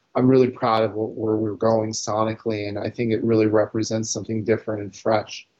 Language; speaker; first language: English; native; English